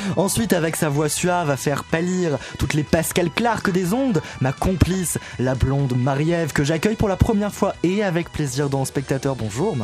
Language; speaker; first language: French; native; French